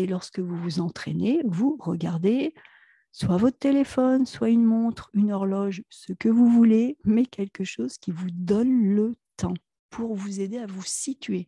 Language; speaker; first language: French; native; French